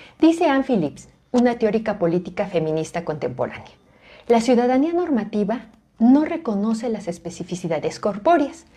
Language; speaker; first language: Spanish; native; Spanish